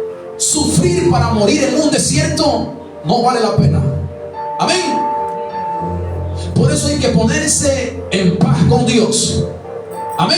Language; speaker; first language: Spanish; native; Spanish